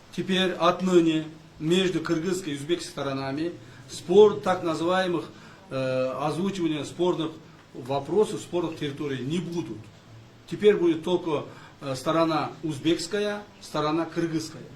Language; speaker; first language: Russian; non-native, local second language; Kyrgyz